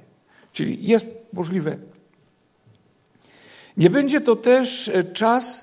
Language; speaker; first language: Polish; native; Polish